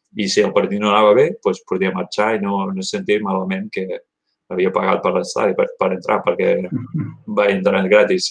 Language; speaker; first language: Catalan; early bilingual, heritage; Catalan